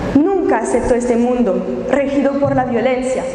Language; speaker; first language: Spanish; non-native, fluent; French